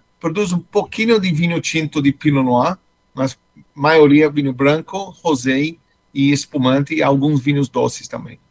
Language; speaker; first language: Portuguese; non-native, fluent; English